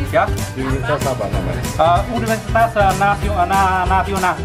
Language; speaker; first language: Indonesian; non-native, learner; Vietnamese